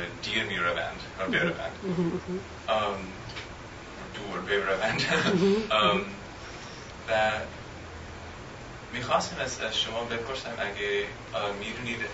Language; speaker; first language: Persian; non-native, fluent; English